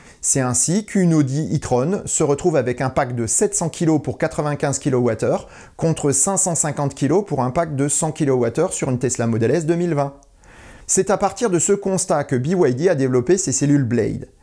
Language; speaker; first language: French; native; French